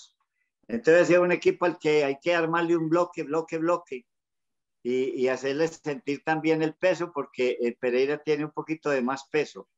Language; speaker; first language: Spanish; native; Spanish